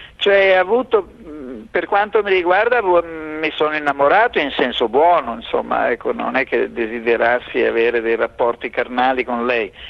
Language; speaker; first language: Italian; native; Italian